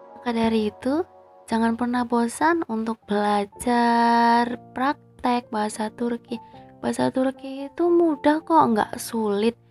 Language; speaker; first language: Indonesian; native; Indonesian